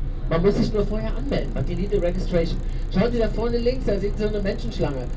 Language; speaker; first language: German; native; German